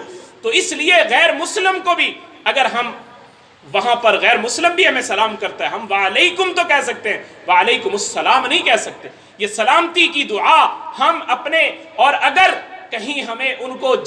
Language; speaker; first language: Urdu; non-native, local second language; Punjabi